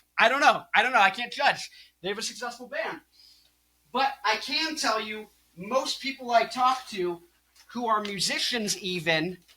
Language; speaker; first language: English; native; English